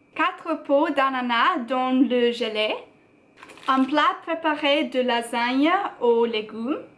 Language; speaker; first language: French; non-native, learner; English